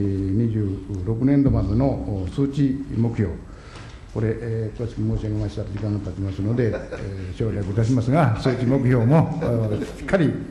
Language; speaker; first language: Japanese; native; Japanese